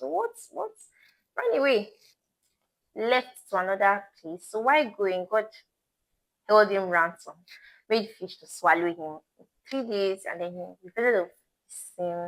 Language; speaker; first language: English; non-native, local second language; Igbo